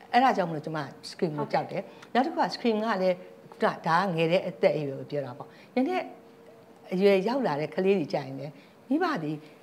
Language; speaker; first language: Burmese; native; Burmese